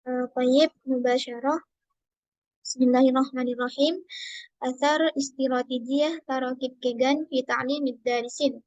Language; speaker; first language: Arabic; non-native, learner; Indonesian